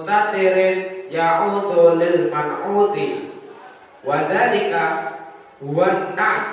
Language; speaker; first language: Arabic; non-native, learner; Indonesian